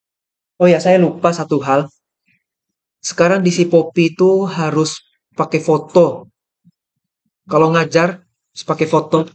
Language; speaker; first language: Indonesian; native; Indonesian